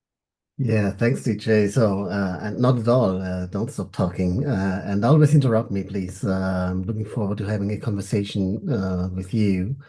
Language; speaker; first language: English; non-native, fluent; German